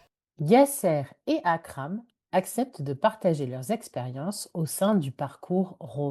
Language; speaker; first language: French; native; French